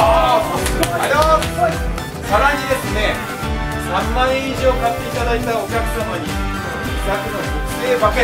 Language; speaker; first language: Japanese; native; Japanese